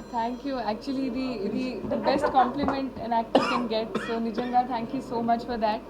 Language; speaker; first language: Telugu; non-native, fluent; Hindi